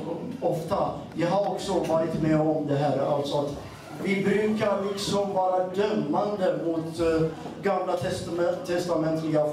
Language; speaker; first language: Swedish; non-native, fluent; Amharic